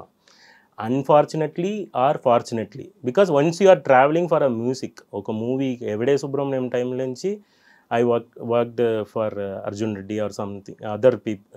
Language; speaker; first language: Telugu; non-native, fluent; Tamil